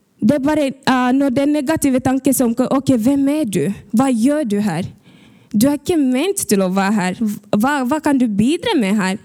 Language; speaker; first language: Norwegian; early bilingual, other home language; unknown